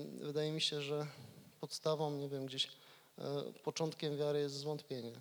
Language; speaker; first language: Polish; native; Polish